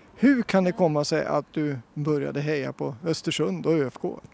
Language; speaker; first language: Swedish; native; Swedish